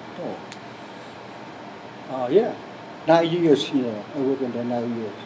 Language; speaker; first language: English; non-native, learner; Lao